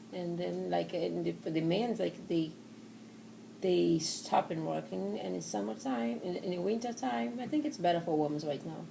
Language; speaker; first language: English; non-native, learner; Portuguese